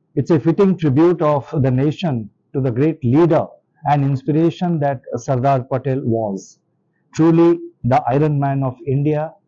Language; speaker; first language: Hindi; non-native, local second language; Gujarati